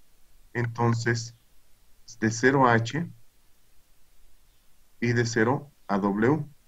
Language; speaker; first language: Spanish; native; Spanish